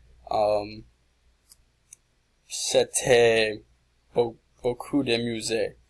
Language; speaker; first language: French; non-native, learner; English